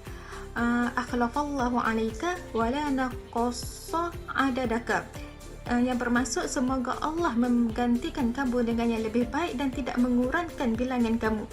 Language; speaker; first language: Malay; native; Malay